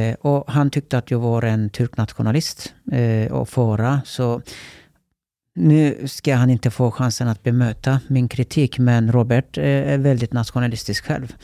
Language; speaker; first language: Swedish; early bilingual, other home language; Turkish